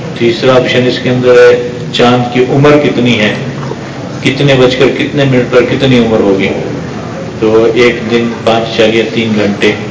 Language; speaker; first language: Urdu; non-native, local second language; Pashto